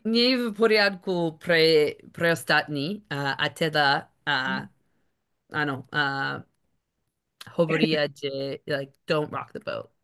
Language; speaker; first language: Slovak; non-native, learner; English